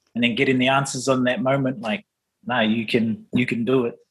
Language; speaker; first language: English; native; English